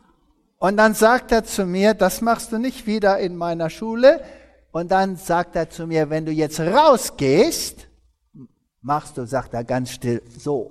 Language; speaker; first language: German; early bilingual, heritage; German